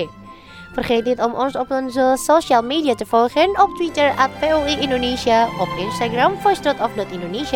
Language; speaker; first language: Dutch; non-native, fluent; Indonesian